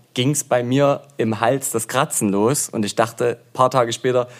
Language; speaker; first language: German; native; German